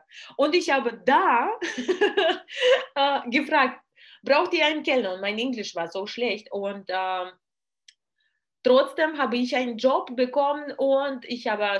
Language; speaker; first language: German; non-native, learner; Russian